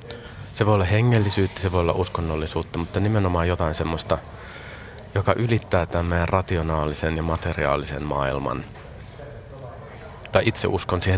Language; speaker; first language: Finnish; native; Finnish